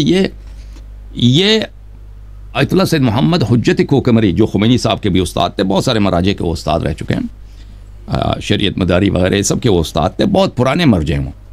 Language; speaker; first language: Urdu; non-native, fluent; Persian